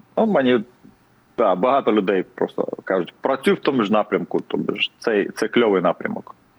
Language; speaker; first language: Ukrainian; non-native, fluent; Russian